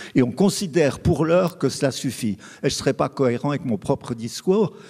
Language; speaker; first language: French; native; French